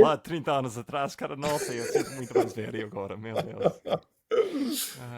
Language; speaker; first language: Portuguese; non-native, fluent; English